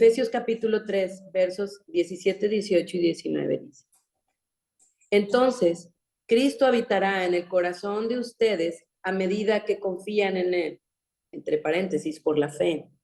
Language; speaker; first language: Spanish; native; Spanish